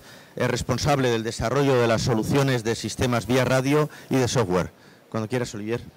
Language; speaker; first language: Spanish; native; Spanish